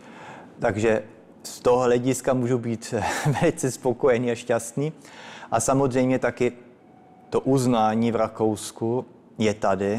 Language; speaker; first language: Czech; early bilingual, heritage; Czech